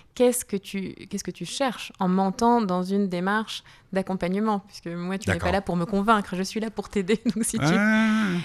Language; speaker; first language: French; native; French